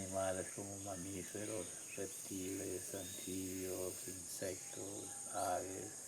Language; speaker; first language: Spanish; non-native, local second language; Quechua